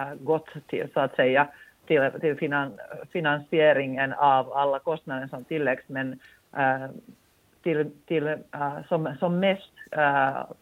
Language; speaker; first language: Swedish; non-native, local second language; Finnish